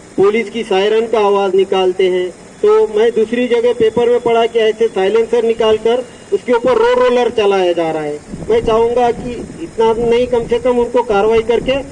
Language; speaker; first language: Hindi; non-native, local second language; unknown